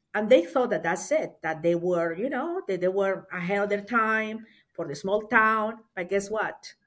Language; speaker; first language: English; non-native, fluent; Spanish